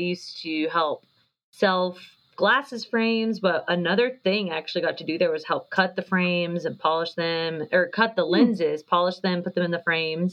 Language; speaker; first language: English; native; English